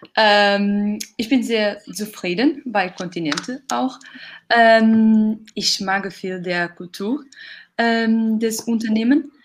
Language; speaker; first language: German; non-native, learner; Portuguese